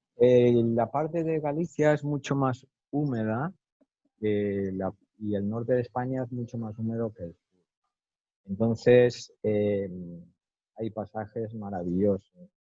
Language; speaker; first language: Spanish; native; Spanish